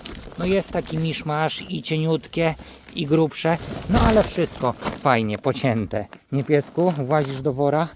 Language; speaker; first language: Polish; native; Polish